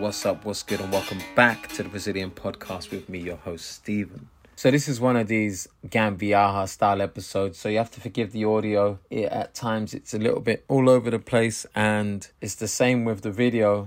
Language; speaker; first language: English; native; English